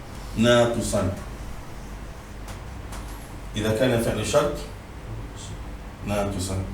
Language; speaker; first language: Arabic; non-native, fluent; Malay